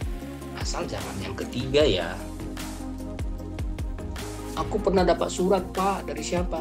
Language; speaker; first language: Indonesian; native; Indonesian